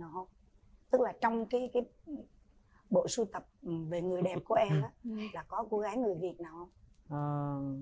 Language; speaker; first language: Vietnamese; native; Vietnamese